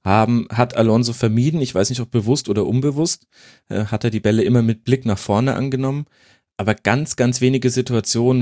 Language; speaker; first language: German; native; German